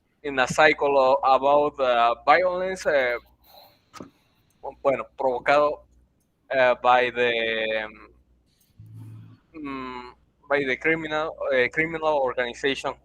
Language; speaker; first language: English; non-native, learner; Spanish